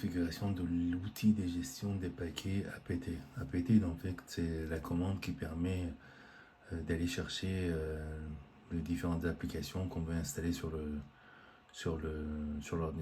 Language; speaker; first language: French; native; French